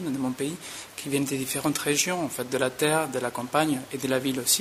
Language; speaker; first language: French; non-native, fluent; Spanish